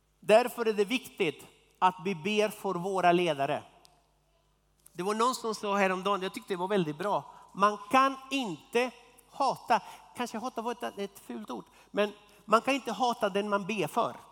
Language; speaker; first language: Swedish; non-native, fluent; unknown